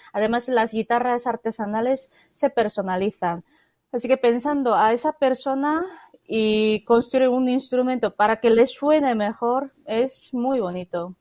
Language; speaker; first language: Spanish; non-native, fluent; Korean